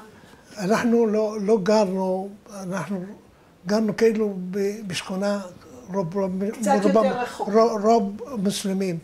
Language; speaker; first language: Hebrew; non-native, fluent; Arabic